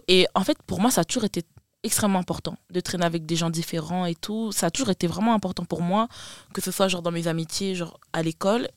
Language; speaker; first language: French; native; French